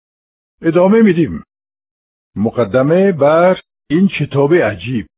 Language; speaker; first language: Persian; non-native, fluent; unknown